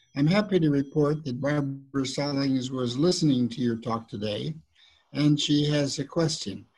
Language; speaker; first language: English; native; English